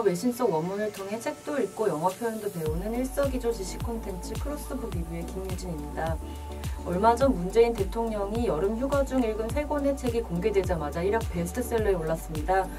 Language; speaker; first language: Korean; native; Korean